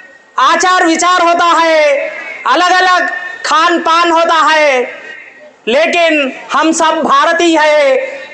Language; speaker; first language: Hindi; non-native, local second language; Telugu